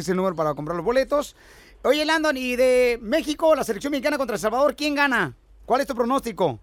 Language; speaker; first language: Spanish; native; Spanish